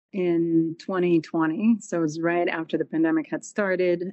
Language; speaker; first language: English; non-native, fluent; Portuguese